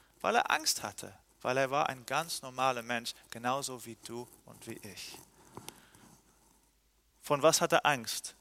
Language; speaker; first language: German; non-native, fluent; English